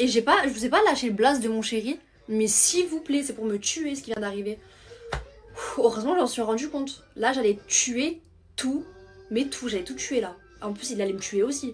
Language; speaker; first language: French; native; French